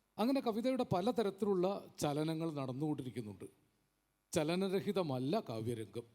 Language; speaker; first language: Malayalam; native; Malayalam